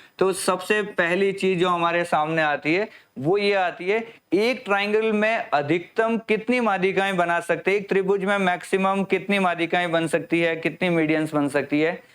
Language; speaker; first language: Hindi; native; Hindi